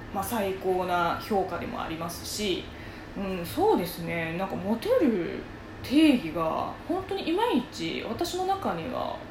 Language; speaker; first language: Japanese; non-native, fluent; Chinese